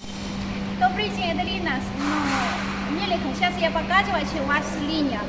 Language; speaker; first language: Russian; non-native, learner; Chinese